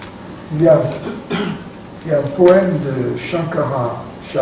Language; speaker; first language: French; native; French